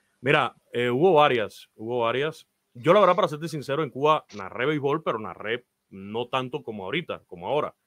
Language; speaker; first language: Spanish; native; Spanish